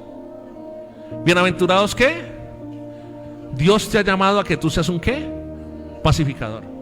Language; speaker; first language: Spanish; native; Spanish